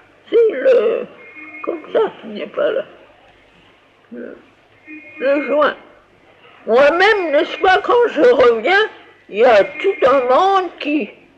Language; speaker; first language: French; native; French